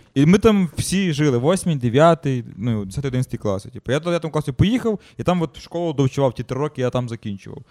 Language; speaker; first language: Ukrainian; native; Ukrainian